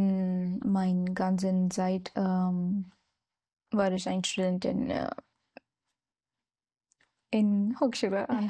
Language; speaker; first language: German; non-native, learner; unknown